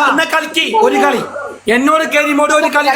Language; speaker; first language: Malayalam; native; Malayalam